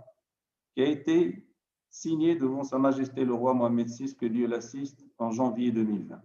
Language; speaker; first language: French; non-native, local second language; Arabic